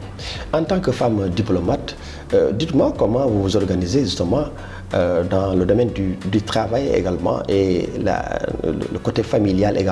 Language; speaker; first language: French; native; French